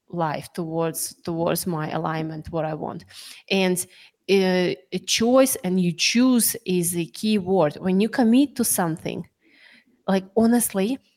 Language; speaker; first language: English; non-native, fluent; Russian